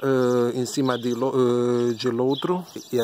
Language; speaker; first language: Portuguese; non-native, learner; Italian